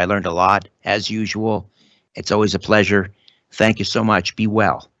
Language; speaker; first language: English; native; English